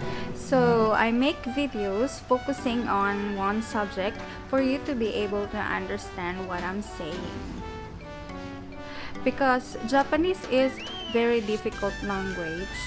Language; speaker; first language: English; non-native, local second language; Filipino